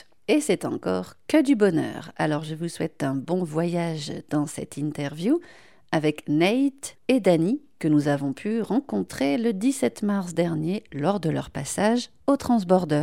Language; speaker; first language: French; native; French